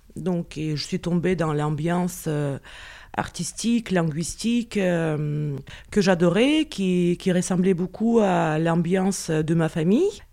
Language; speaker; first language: French; non-native, fluent; Russian